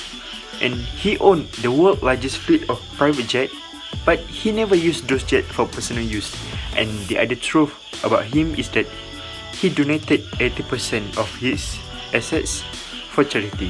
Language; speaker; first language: English; non-native, local second language; Malay